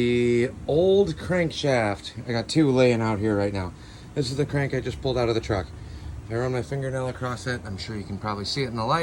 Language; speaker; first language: English; native; English